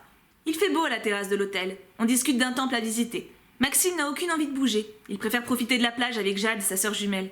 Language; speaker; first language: French; native; French